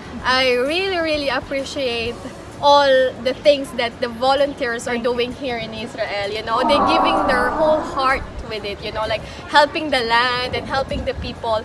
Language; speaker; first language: English; non-native, fluent; Filipino